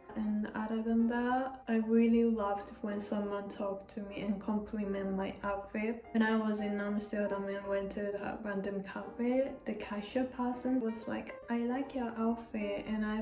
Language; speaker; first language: English; non-native, fluent; Japanese